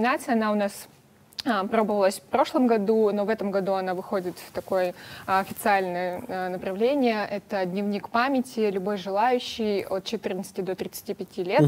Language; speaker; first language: Russian; native; Russian